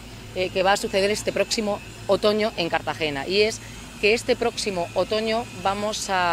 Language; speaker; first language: Spanish; native; Spanish